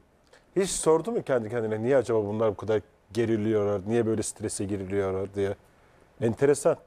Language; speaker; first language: Turkish; native; Turkish